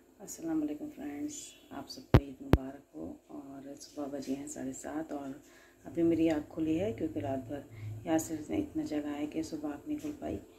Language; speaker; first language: Hindi; native; Hindi